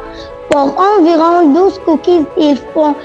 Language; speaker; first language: French; non-native, learner; Arabic